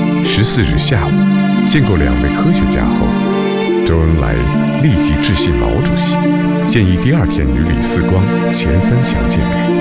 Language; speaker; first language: Chinese; native; Chinese